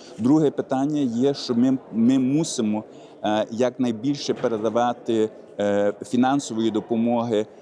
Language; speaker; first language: Ukrainian; early bilingual, heritage; Ukrainian